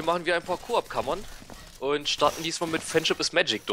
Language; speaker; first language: German; native; German